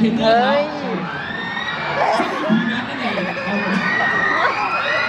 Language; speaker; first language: Thai; native; Thai